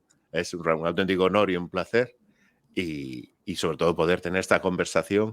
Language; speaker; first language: Spanish; native; Spanish